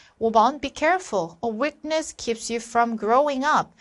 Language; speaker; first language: English; non-native, fluent; Korean